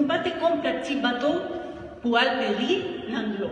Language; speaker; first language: Haitian Creole; non-native, learner; Spanish